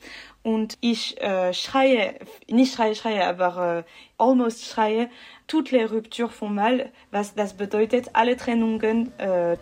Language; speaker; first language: German; non-native, local second language; French